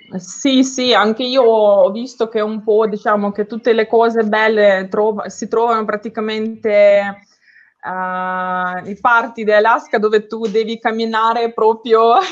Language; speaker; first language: Italian; non-native, learner; Ukrainian